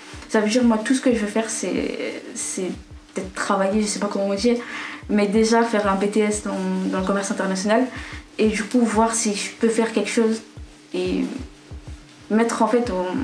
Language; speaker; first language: French; non-native, local second language; Arabic